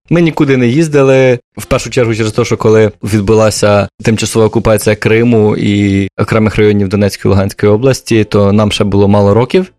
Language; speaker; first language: Ukrainian; native; Ukrainian